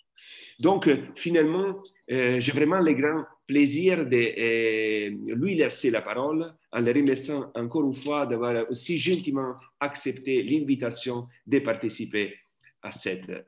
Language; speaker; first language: French; non-native, fluent; Italian